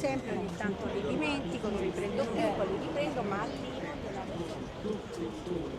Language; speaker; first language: Italian; native; Italian